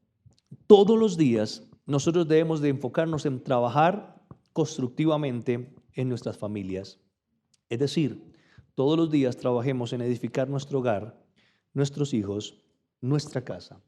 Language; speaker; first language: Spanish; native; Spanish